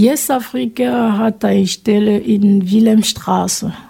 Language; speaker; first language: German; non-native, fluent; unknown